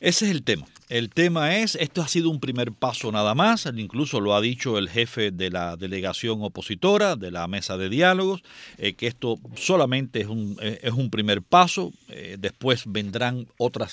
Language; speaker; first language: Spanish; native; Spanish